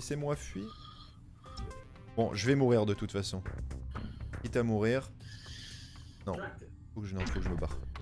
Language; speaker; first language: French; native; French